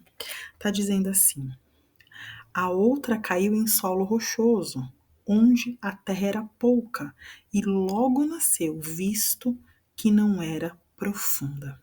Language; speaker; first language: Portuguese; native; Portuguese